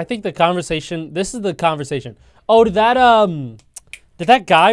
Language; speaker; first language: English; native; English